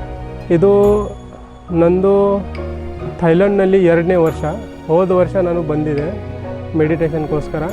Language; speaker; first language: Kannada; non-native, local second language; Marathi